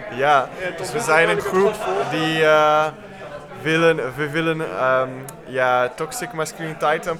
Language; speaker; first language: Dutch; non-native, learner; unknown